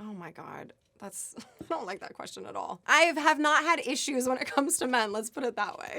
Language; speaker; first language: English; native; English